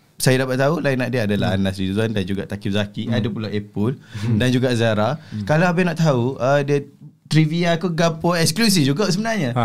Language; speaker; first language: Malay; native; Malay